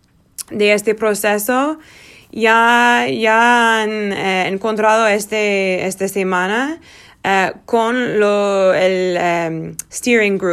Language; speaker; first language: Spanish; non-native, learner; Portuguese